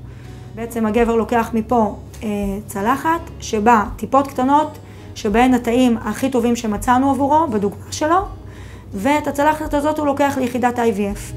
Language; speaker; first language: Hebrew; native; Hebrew